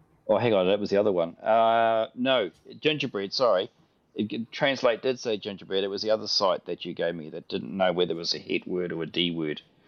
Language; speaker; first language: English; native; English